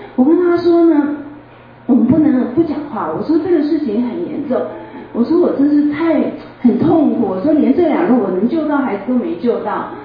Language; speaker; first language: Chinese; native; Chinese